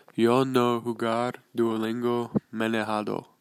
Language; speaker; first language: Spanish; non-native, learner; English